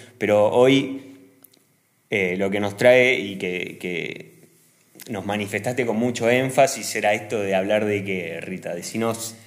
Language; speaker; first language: Spanish; native; Spanish